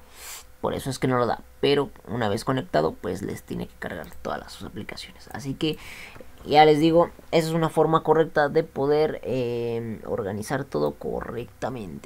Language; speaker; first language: Spanish; native; Spanish